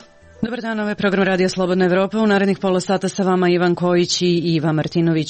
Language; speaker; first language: Serbian; native; Serbian